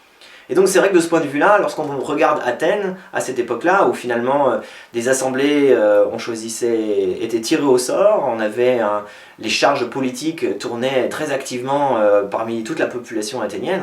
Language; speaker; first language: French; native; French